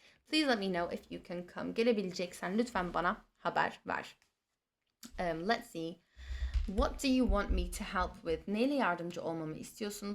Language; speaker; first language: English; non-native, fluent; Turkish